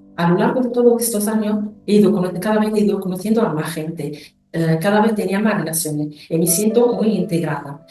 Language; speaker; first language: Spanish; non-native, fluent; Arabic